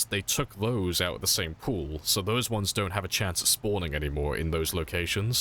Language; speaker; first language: English; native; English